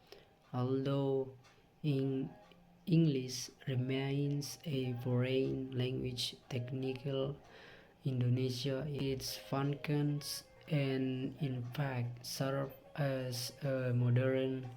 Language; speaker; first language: English; non-native, learner; Indonesian